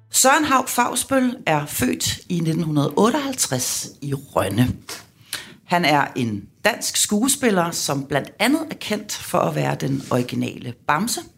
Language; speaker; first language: Danish; native; Danish